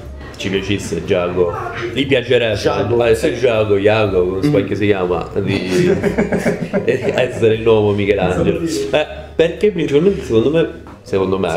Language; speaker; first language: Italian; native; Italian